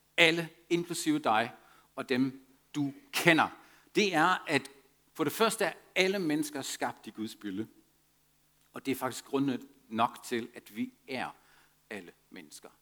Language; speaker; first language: Danish; non-native, fluent; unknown